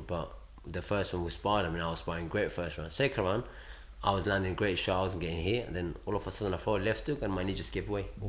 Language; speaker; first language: English; early bilingual, other home language; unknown